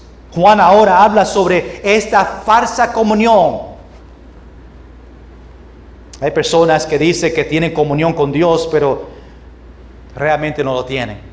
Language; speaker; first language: Spanish; non-native, fluent; English